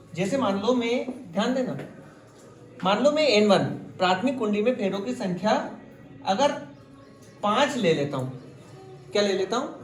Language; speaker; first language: Hindi; native; Hindi